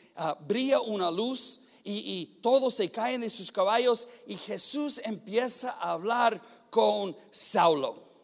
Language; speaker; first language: Spanish; non-native, fluent; English